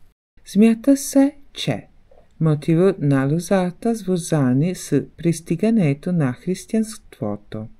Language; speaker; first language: Bulgarian; non-native, learner; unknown